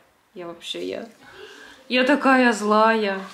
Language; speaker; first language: Russian; native; Russian